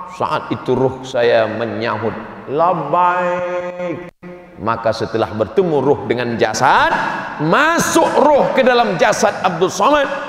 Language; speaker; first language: Indonesian; native; Indonesian